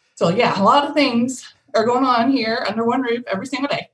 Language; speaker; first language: English; native; English